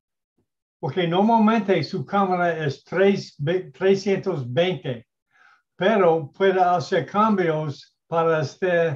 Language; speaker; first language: Spanish; non-native, learner; English